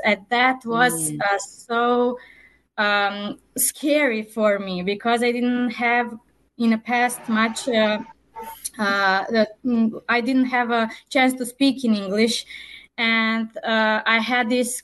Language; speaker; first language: English; non-native, fluent; Serbian